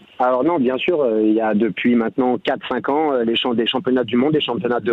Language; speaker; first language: French; native; French